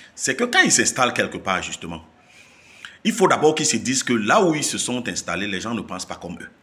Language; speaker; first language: French; non-native, local second language; Basaa